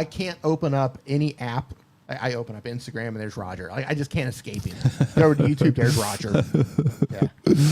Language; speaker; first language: English; native; English